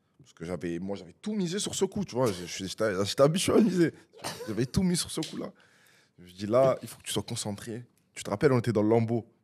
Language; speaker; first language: French; non-native, fluent; Italian